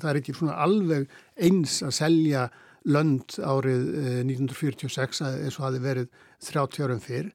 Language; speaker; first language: Icelandic; native; Icelandic